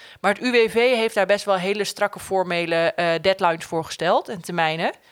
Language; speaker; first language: Dutch; native; Dutch